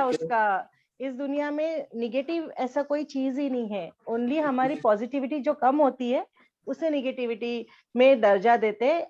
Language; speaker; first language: Hindi; native; Hindi